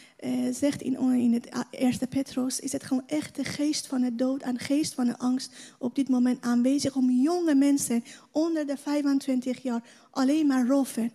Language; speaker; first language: Dutch; non-native, learner; Persian